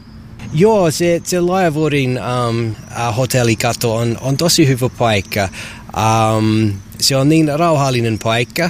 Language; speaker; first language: Finnish; non-native, fluent; English